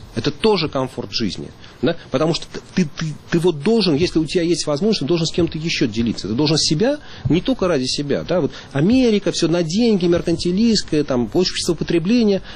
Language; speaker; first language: Russian; native; Russian